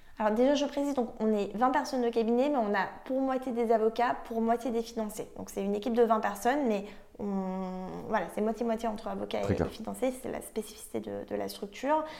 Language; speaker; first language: French; native; French